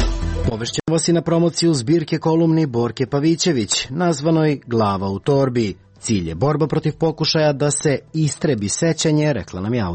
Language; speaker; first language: Serbian; native; Serbian